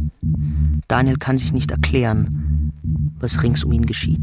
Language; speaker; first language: German; native; German